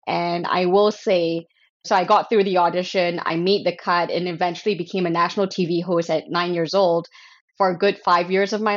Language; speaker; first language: English; non-native, local second language; Chinese